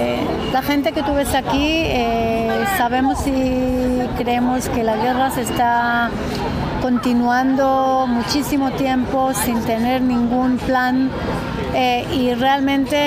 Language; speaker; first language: Spanish; non-native, fluent; Hebrew